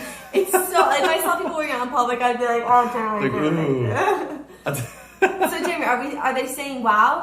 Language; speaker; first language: English; native; English